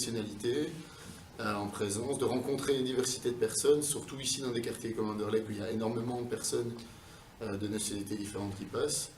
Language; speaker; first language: French; native; French